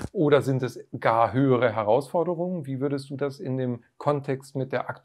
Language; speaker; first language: German; native; German